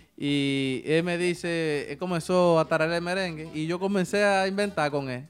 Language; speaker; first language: Spanish; native; Spanish